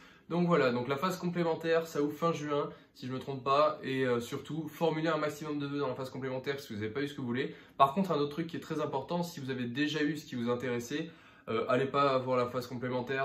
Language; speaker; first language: French; native; French